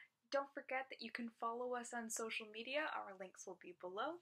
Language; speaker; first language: English; native; English